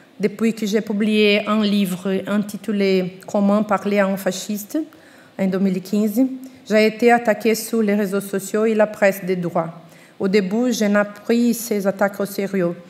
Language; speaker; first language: French; non-native, fluent; Portuguese